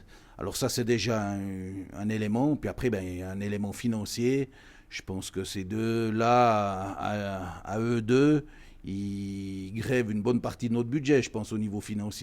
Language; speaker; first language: French; native; French